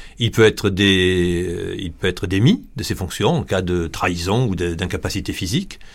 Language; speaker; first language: French; native; French